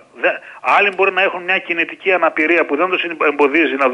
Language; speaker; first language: Greek; native; Greek